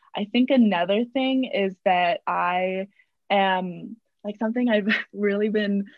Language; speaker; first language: English; native; English